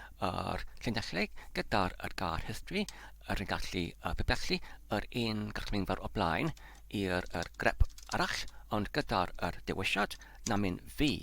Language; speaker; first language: Welsh; non-native, learner; Polish